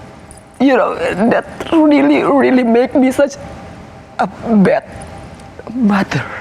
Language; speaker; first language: English; non-native, fluent; Indonesian